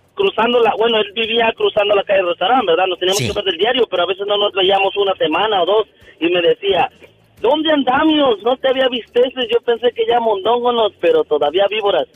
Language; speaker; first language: Spanish; native; Spanish